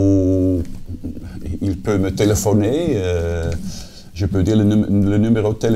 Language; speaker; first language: French; non-native, fluent; Dutch